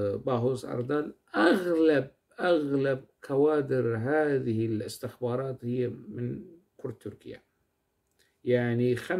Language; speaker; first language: Arabic; non-native, local second language; Kurdish